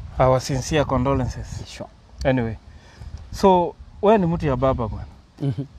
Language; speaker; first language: Swahili; non-native, local second language; Gusii